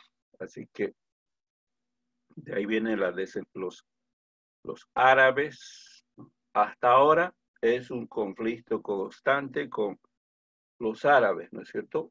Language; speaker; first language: Spanish; native; Spanish